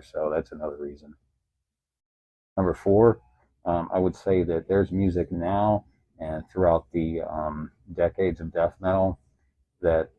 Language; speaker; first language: English; native; English